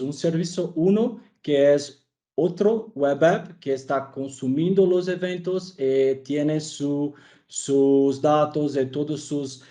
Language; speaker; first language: Spanish; non-native, fluent; Portuguese